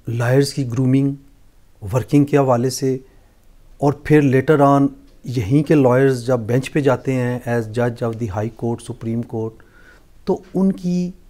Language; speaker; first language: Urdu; non-native, local second language; Punjabi